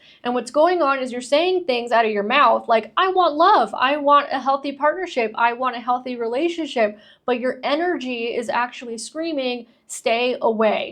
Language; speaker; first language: English; native; English